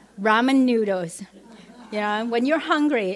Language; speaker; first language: English; non-native, fluent; Vietnamese